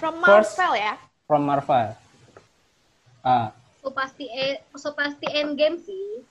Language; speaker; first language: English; non-native, learner; Indonesian